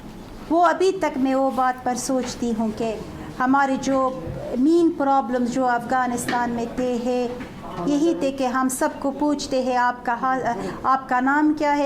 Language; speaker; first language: Hindi; non-native, fluent; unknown